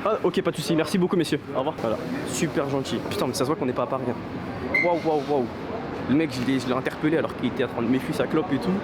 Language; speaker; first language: French; native; French